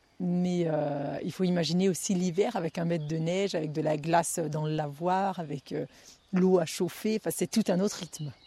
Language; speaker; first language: French; native; French